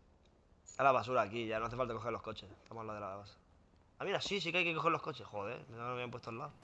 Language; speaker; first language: Spanish; native; Spanish